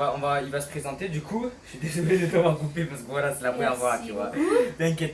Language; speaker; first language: French; native; French